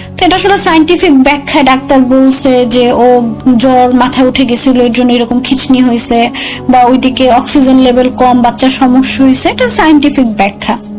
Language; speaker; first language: Bangla; native; Bangla